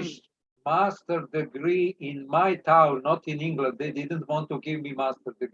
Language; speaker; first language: English; non-native, learner; Serbian